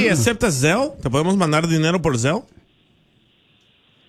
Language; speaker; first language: Spanish; native; Spanish